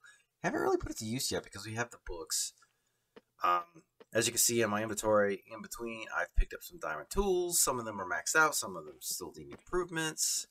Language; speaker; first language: English; native; English